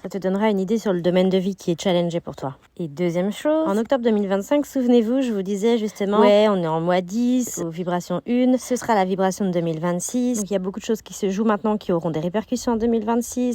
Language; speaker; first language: French; native; French